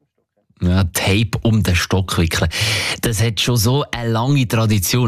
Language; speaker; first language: German; native; German